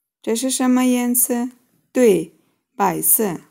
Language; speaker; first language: Chinese; non-native, fluent; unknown